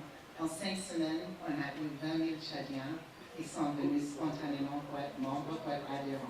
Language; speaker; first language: French; non-native, fluent; English